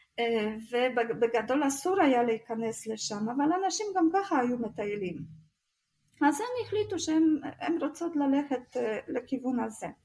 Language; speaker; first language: Hebrew; non-native, fluent; Russian